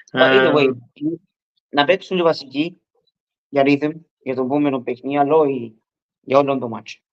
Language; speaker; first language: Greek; early bilingual, heritage; Greek